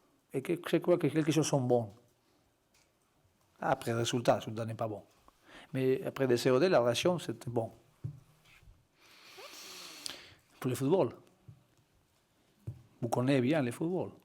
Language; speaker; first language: French; non-native, learner; Spanish